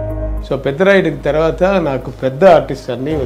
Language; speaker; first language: Telugu; non-native, learner; Tamil